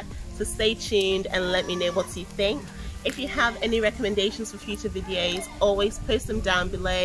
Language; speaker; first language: English; non-native, local second language; Akan